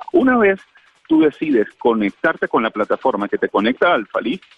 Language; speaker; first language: Spanish; native; Spanish